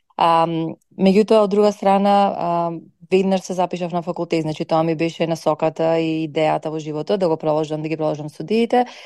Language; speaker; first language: Macedonian; native; Macedonian